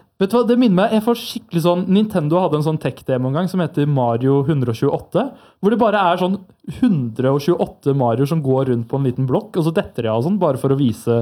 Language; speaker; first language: Norwegian; native; Norwegian